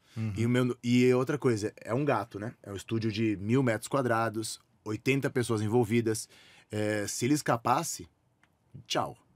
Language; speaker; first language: Portuguese; native; Portuguese